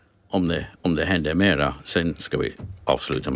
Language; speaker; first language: Swedish; non-native, fluent; English